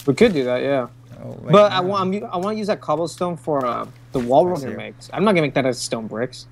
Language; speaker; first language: English; native; English